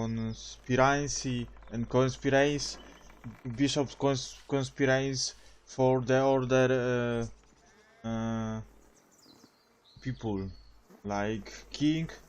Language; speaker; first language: English; non-native, learner; Polish